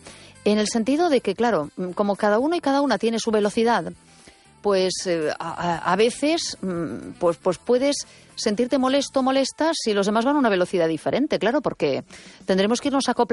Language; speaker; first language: Spanish; native; Spanish